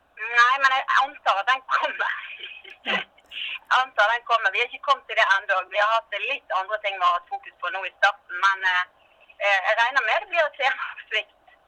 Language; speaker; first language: Norwegian; native; Norwegian